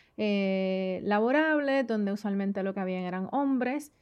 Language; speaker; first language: Spanish; native; Spanish